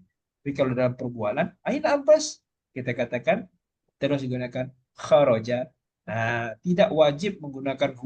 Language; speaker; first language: Malay; native; Malay